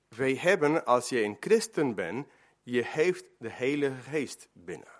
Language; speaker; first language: Dutch; non-native, fluent; Spanish